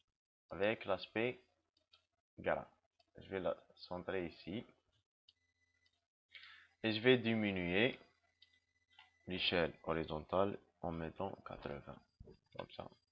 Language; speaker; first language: French; non-native, local second language; Arabic